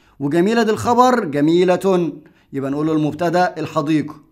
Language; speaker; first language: Arabic; native; Arabic